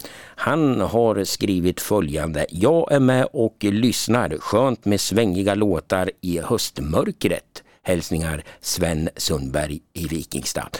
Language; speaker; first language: Swedish; native; Swedish